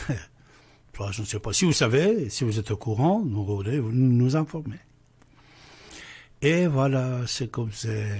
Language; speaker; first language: French; non-native, fluent; Persian